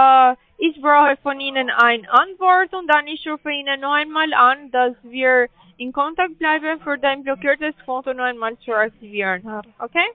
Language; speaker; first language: German; non-native, learner; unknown